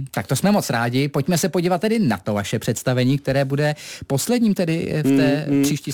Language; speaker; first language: Czech; native; Czech